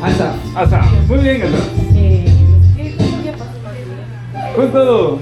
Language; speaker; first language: Spanish; non-native, learner; Hebrew